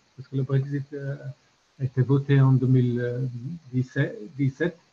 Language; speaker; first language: French; non-native, fluent; English